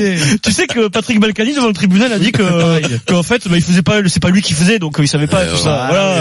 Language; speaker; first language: French; native; French